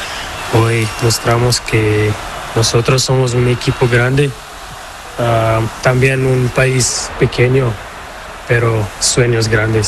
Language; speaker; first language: Spanish; non-native, learner; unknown